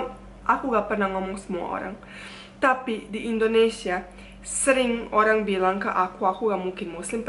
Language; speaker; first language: Indonesian; non-native, fluent; Bosnian